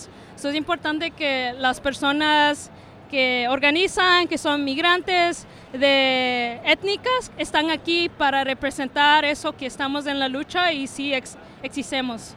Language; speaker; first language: Spanish; early bilingual, heritage; Spanish